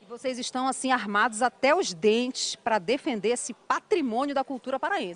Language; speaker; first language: Portuguese; native; Portuguese